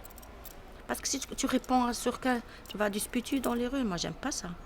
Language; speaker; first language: French; non-native, learner; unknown